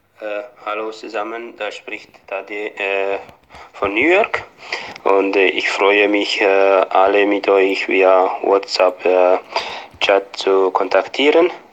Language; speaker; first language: German; non-native, fluent; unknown